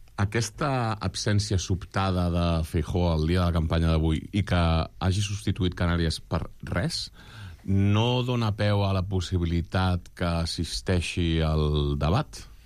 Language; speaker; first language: Catalan; native; Catalan